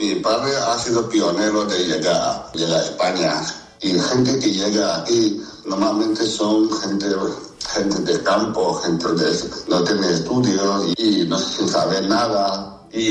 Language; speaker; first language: Spanish; non-native, fluent; Chinese